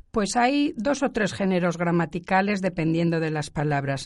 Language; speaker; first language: Spanish; native; Spanish